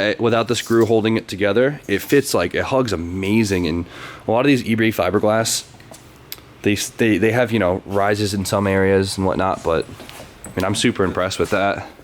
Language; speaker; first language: English; native; English